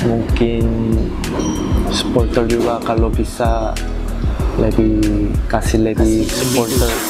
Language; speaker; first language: Indonesian; non-native, learner; Korean